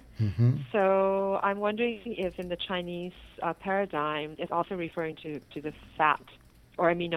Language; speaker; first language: English; non-native, local second language; Cantonese